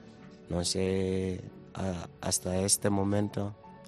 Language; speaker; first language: Spanish; non-native, learner; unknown